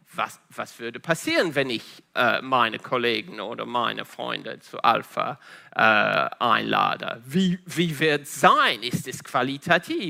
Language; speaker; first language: German; non-native, fluent; Italian